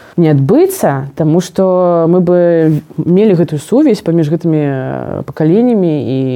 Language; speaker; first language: Belarusian; non-native, local second language; Russian